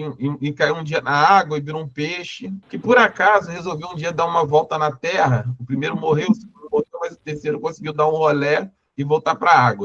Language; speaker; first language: Portuguese; native; Portuguese